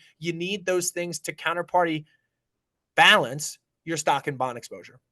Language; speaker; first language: English; native; English